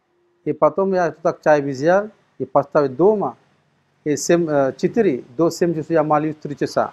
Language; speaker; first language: Russian; non-native, learner; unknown